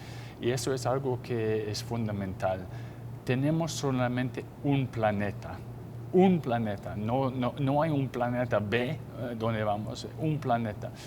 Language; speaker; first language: Spanish; non-native, fluent; English